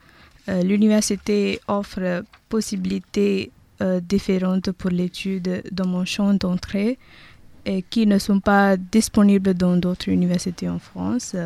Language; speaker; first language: French; non-native, learner; Tamil